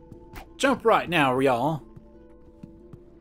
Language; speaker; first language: English; native; English